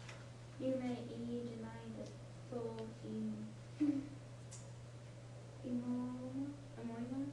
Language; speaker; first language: Japanese; non-native, learner; English